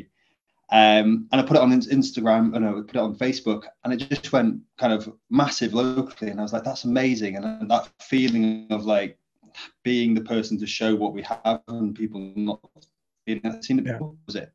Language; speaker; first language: English; native; English